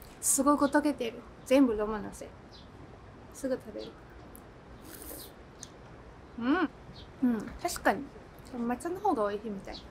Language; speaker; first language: Japanese; non-native, fluent; Chinese